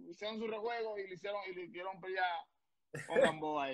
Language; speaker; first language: Spanish; native; Spanish